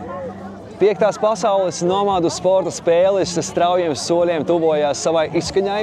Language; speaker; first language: Latvian; native; Latvian